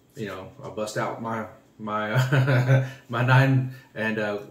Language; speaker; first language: English; native; English